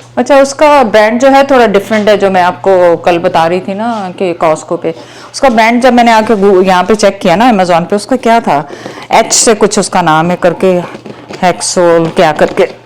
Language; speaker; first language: Urdu; native; Urdu